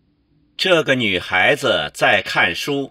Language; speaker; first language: Chinese; non-native, learner; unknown